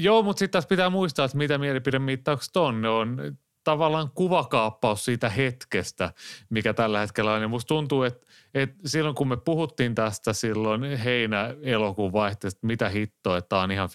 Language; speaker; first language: Finnish; native; Finnish